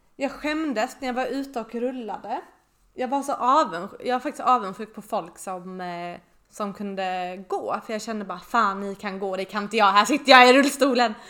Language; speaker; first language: Swedish; native; Swedish